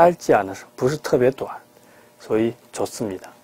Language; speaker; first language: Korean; non-native, fluent; Chinese